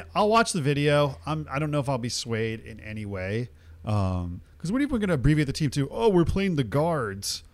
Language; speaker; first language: English; early bilingual, other home language; Hindi